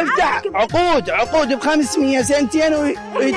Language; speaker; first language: Arabic; native; Arabic